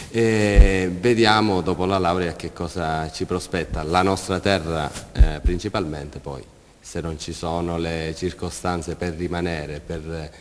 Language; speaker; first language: Italian; native; Italian